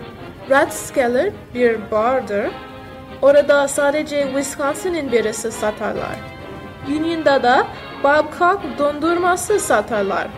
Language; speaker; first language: Turkish; non-native, learner; English